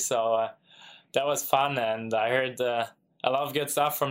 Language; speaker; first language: English; non-native, fluent; German